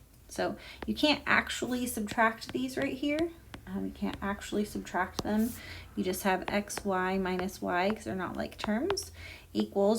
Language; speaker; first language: English; native; English